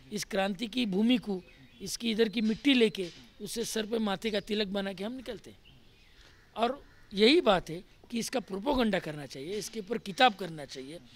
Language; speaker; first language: Hindi; non-native, local second language; Marathi